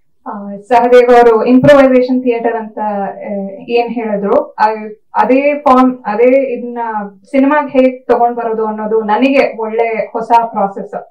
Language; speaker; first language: Kannada; native; Kannada